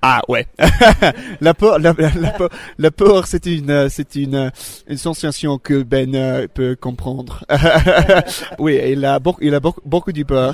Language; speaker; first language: French; non-native, learner; English